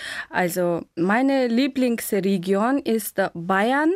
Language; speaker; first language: German; non-native, fluent; Mongolian